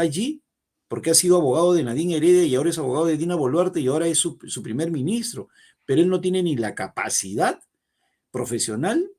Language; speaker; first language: Spanish; native; Spanish